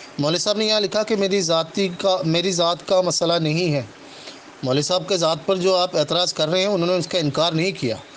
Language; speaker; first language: Urdu; non-native, fluent; Malayalam